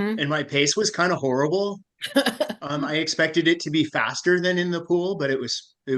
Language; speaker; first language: English; native; English